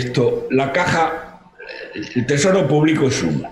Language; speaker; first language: Spanish; native; Spanish